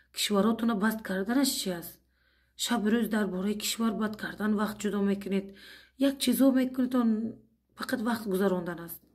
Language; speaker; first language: Tajik; non-native, fluent; Uzbek